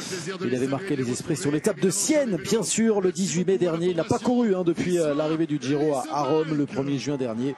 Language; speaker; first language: French; native; French